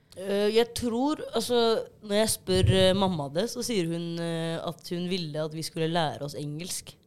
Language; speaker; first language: Norwegian; early bilingual, other home language; Somali